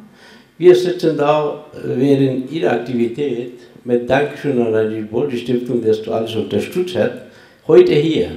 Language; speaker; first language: German; non-native, fluent; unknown